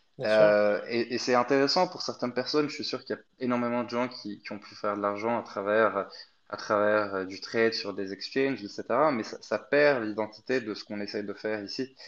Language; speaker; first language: French; non-native, fluent; Arabic